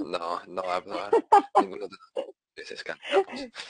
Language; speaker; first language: Spanish; non-native, fluent; English